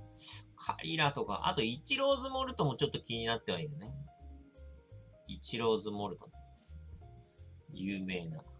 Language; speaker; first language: Japanese; native; Japanese